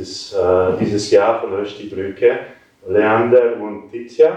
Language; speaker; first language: German; non-native, local second language; Italian